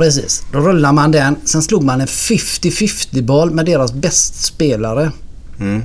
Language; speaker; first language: Swedish; native; Swedish